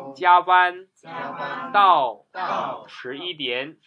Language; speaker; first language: Chinese; non-native, fluent; Korean